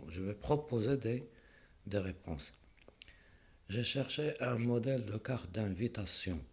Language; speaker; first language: French; non-native, local second language; Arabic